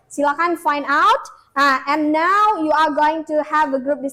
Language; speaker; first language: English; non-native, fluent; Indonesian